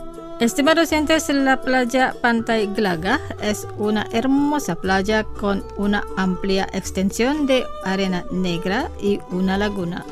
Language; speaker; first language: Spanish; non-native, fluent; Indonesian